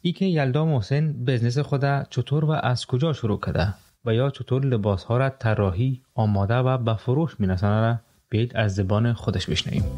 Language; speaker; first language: Persian; native; Persian